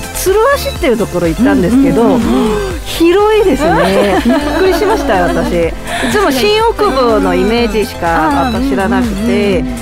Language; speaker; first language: Japanese; non-native, fluent; Korean